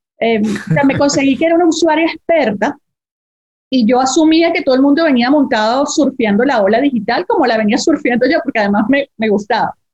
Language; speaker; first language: Spanish; native; Spanish